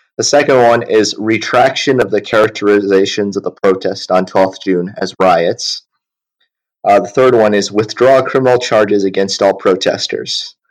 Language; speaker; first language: English; early bilingual, other home language; Chinese